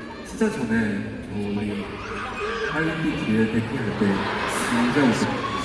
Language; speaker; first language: Korean; non-native, learner; Filipino